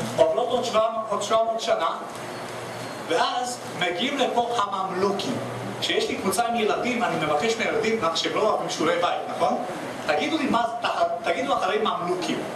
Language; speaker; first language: Hebrew; non-native, fluent; Russian